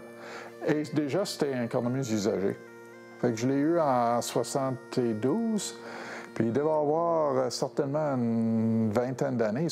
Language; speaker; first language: French; non-native, local second language; English